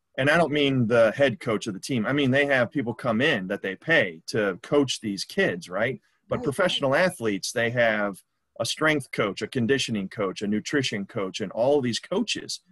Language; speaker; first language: English; native; English